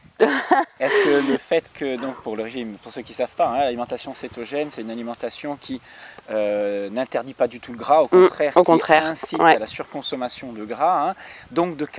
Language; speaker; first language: French; native; French